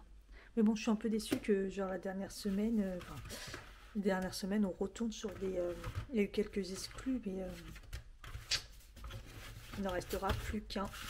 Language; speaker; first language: French; native; French